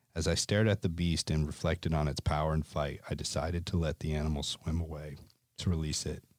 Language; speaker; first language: English; native; English